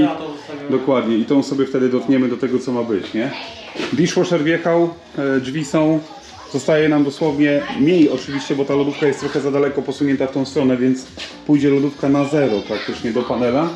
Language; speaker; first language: Polish; native; Polish